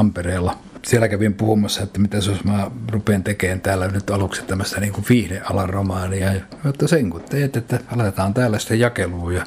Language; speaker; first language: Finnish; native; Finnish